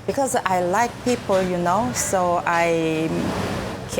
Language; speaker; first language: English; non-native, learner; Korean